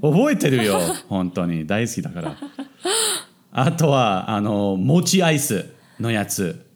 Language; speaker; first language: Japanese; non-native, fluent; English